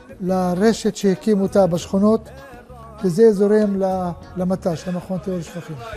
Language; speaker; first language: Hebrew; non-native, local second language; Arabic